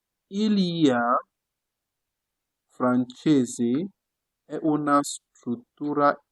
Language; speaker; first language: Italian; non-native, fluent; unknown